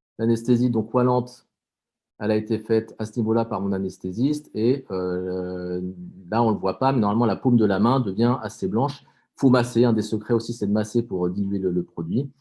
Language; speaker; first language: French; native; French